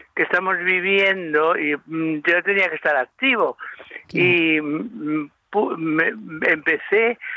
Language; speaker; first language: Spanish; native; Spanish